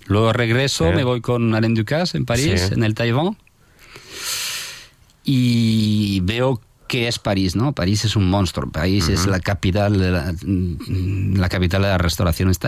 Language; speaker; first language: Spanish; non-native, fluent; French